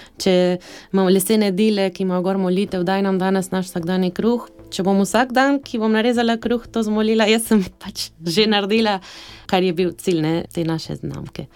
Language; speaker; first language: Slovenian; early bilingual, heritage; Slovenian